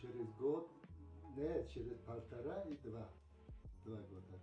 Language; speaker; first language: Russian; non-native, local second language; Tajik